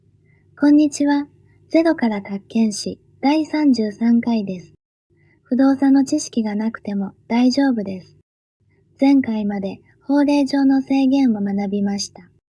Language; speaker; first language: Japanese; native; Japanese